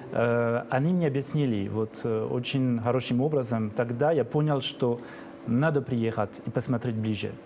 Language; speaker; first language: Russian; non-native, fluent; French